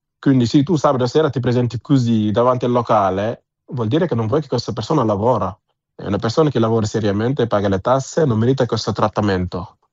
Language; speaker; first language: Italian; non-native, fluent; Wolof